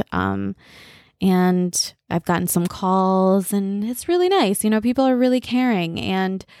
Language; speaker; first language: English; early bilingual, other home language; Bangla